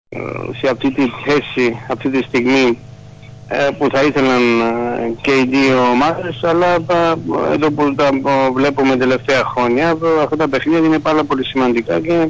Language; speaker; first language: Greek; non-native, fluent; Georgian